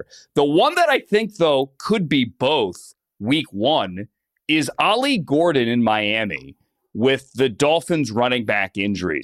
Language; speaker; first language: English; native; English